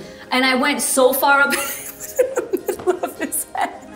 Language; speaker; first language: English; early bilingual, other home language; Spanish